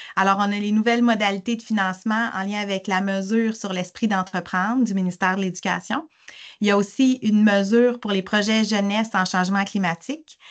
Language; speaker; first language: French; native; French